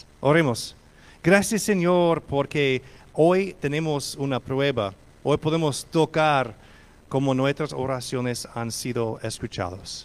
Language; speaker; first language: Spanish; non-native, fluent; English